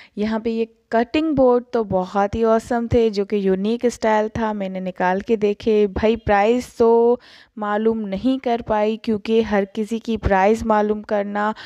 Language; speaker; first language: Urdu; native; Urdu